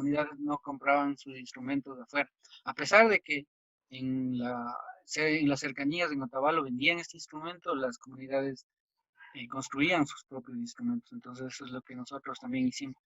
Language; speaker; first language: Spanish; non-native, local second language; Quechua